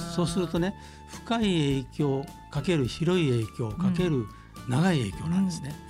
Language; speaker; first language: Japanese; native; Japanese